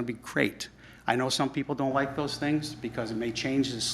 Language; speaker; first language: English; native; English